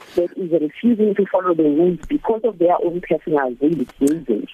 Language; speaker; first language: English; non-native, local second language; Zulu